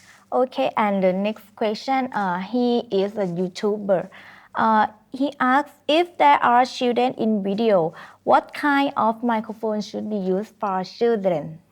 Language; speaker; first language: English; non-native, learner; Thai